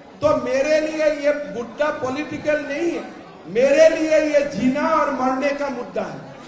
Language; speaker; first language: Hindi; non-native, local second language; Assamese